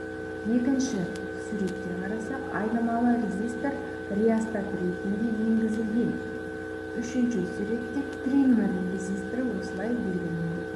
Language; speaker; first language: Kazakh; native; Kazakh